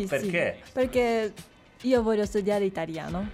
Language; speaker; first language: Italian; non-native, learner; Japanese